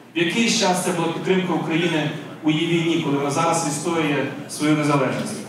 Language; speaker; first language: Ukrainian; native; Ukrainian